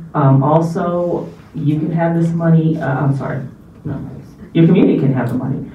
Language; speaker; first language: English; native; English